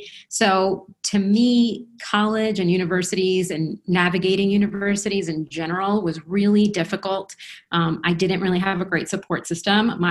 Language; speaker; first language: English; early bilingual, other home language; Spanish